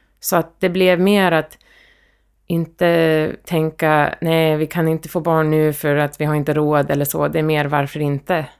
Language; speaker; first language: Swedish; early bilingual, heritage; Swedish